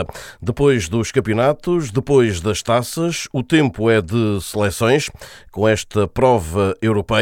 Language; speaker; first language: Portuguese; native; Portuguese